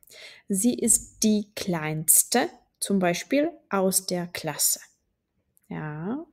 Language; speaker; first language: German; non-native, fluent; Czech